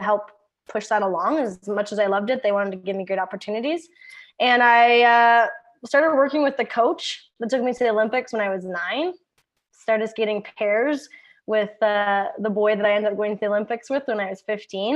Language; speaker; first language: English; native; English